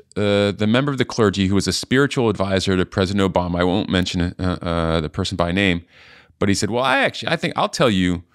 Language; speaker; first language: English; native; English